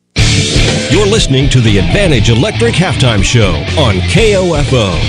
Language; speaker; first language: English; native; English